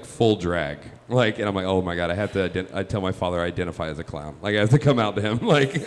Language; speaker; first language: English; native; English